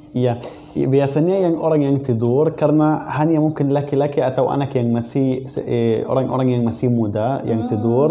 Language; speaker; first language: Indonesian; non-native, learner; Arabic